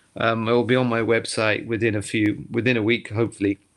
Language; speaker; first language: English; native; English